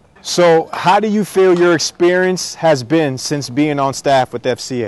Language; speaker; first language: English; native; English